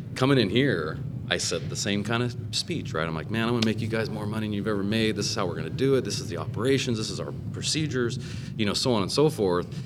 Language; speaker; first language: English; native; English